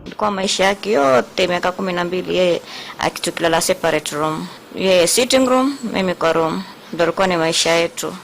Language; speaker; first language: Swahili; native; Swahili